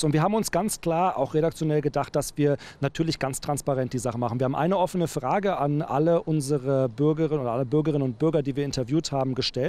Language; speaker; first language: German; native; German